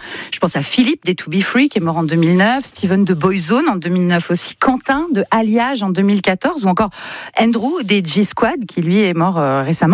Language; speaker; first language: French; native; French